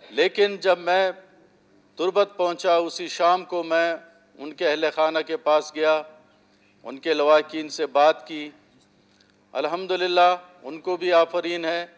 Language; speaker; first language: Urdu; non-native, local second language; Baluchi